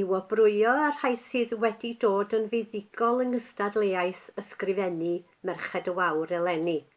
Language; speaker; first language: Welsh; native; Welsh